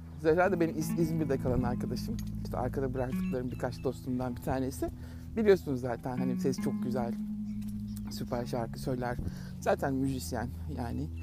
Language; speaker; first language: Turkish; native; Turkish